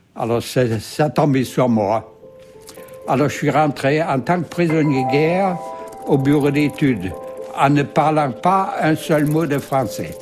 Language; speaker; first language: French; non-native, fluent; German